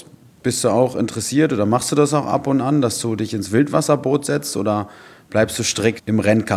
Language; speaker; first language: German; native; German